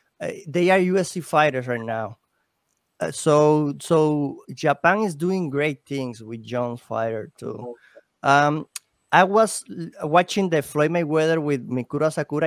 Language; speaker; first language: English; non-native, learner; Spanish